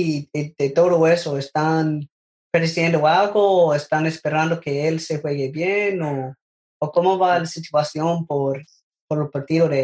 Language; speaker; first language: Spanish; non-native, learner; English